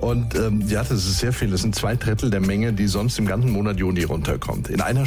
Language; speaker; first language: German; native; German